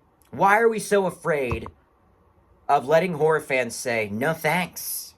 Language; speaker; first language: English; native; English